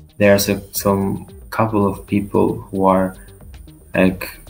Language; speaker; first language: English; non-native, fluent; Albanian